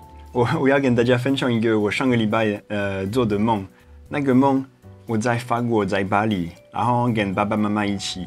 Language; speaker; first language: Chinese; non-native, fluent; French